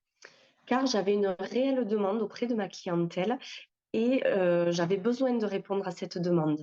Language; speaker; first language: French; native; French